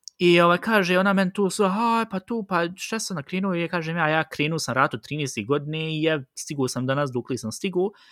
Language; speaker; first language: Bosnian; early bilingual, heritage; Bosnian